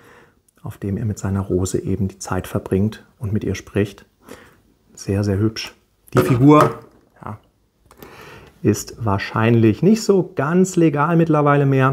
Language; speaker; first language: German; native; German